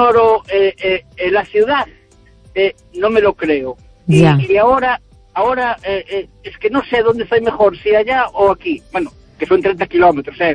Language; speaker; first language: Spanish; native; Spanish